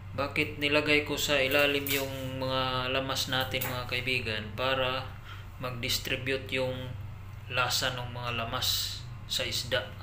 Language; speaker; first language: Filipino; non-native, local second language; Cebuano